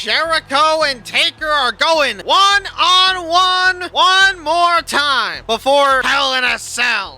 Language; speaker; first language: English; native; English